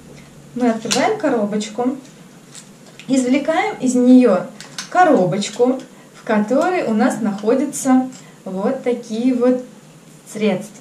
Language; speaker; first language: Russian; native; Russian